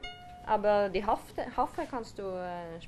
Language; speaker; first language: German; non-native, learner; Norwegian